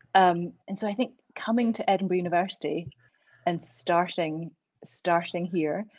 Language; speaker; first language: English; native; English